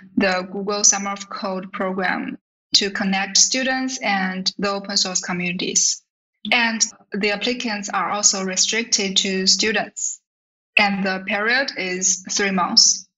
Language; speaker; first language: English; non-native, fluent; Chinese